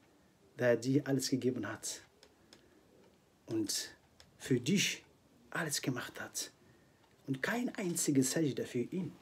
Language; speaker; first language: German; non-native, fluent; Arabic